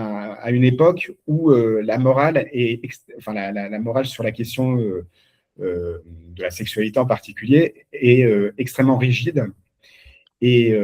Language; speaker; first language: French; native; French